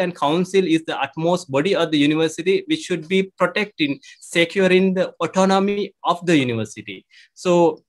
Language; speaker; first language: English; non-native, local second language; Sinhala